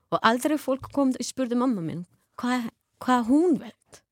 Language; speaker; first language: Icelandic; non-native, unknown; Persian